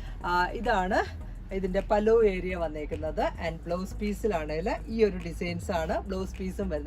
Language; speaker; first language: Malayalam; native; Malayalam